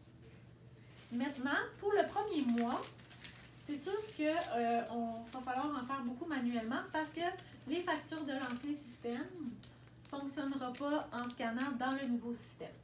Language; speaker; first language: French; native; French